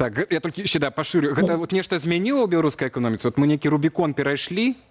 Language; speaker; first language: Belarusian; native; Belarusian